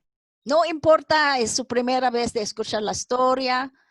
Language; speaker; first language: Spanish; non-native, fluent; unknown